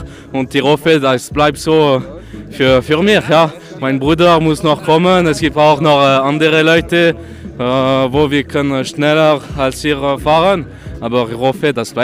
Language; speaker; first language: German; non-native, local second language; French